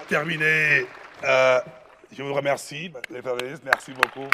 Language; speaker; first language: French; non-native, local second language; Wolof